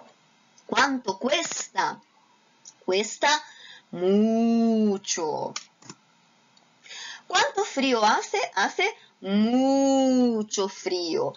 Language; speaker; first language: Spanish; non-native, fluent; Portuguese